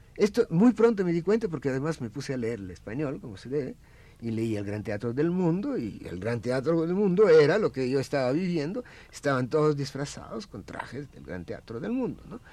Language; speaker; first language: Spanish; non-native, fluent; Russian